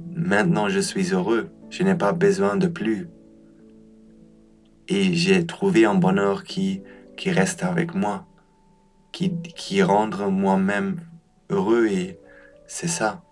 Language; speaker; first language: French; non-native, learner; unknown